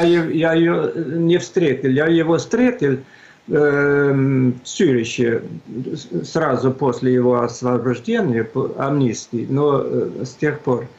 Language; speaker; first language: Russian; non-native, fluent; Swedish